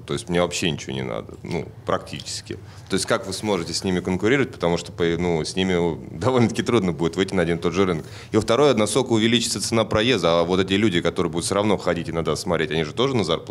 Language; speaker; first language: Russian; native; Russian